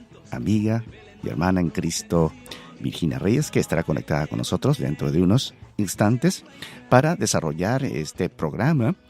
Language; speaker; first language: Spanish; native; Spanish